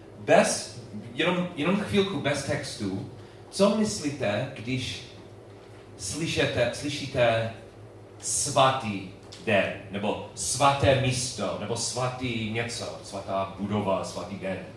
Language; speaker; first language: Czech; non-native, learner; English